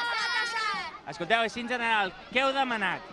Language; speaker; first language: Catalan; native; Catalan